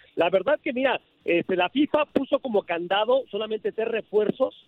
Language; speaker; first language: Spanish; native; Spanish